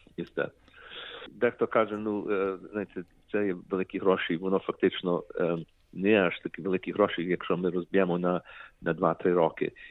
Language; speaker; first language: Ukrainian; early bilingual, heritage; Ukrainian